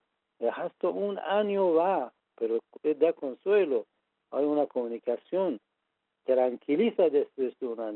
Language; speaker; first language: Spanish; non-native, fluent; Persian